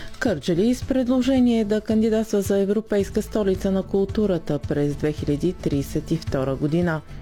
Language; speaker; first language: Bulgarian; non-native, local second language; Turkish